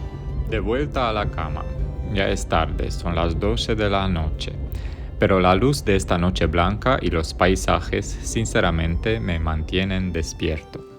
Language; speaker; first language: Spanish; non-native, fluent; Romanian